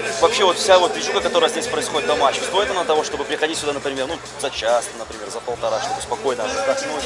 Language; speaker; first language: Russian; native; Russian